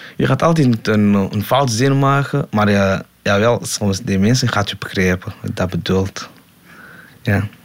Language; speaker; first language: Dutch; non-native, learner; Somali